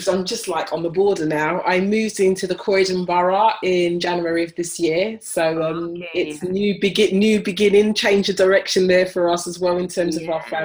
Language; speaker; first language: English; native; English